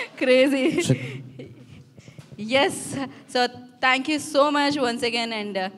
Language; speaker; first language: Telugu; native; Telugu